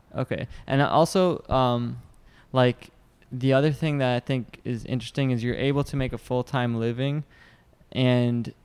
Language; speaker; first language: English; native; English